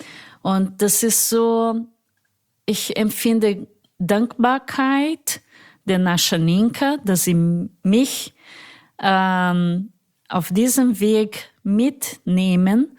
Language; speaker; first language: German; non-native, fluent; Portuguese